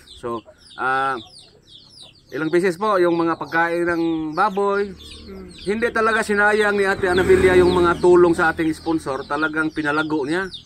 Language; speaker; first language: Filipino; native; Filipino